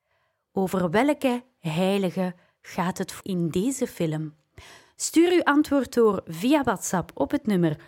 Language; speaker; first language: Dutch; native; Dutch